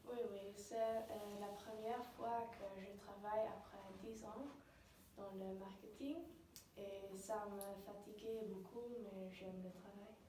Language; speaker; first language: French; non-native, learner; Dutch